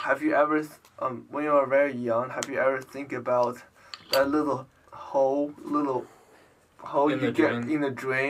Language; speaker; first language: English; non-native, learner; Chinese